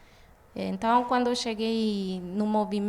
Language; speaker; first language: Portuguese; non-native, fluent; Guarani